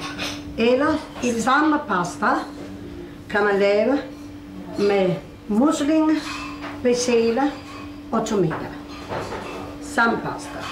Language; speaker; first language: Danish; non-native, fluent; Italian